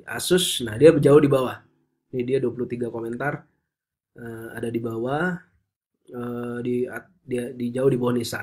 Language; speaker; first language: Indonesian; native; Indonesian